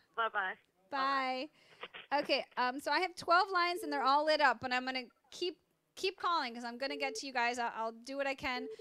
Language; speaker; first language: English; native; English